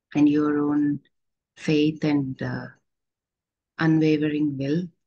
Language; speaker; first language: English; non-native, local second language; Telugu